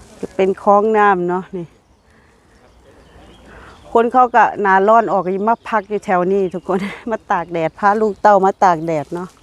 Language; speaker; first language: Thai; non-native, local second language; Lao